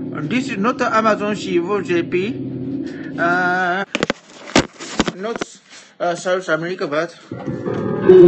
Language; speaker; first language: English; non-native, learner; Japanese